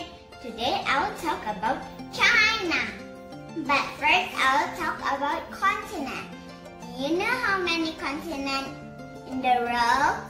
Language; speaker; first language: English; non-native, learner; Indonesian